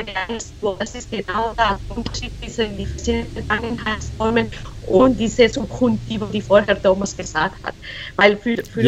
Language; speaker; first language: German; non-native, fluent; Spanish